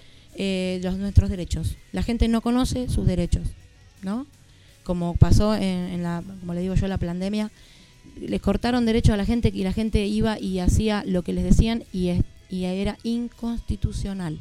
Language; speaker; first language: Spanish; native; Spanish